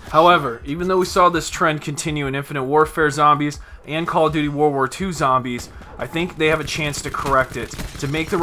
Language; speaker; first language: English; native; English